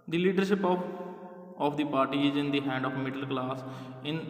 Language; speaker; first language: English; non-native, local second language; Punjabi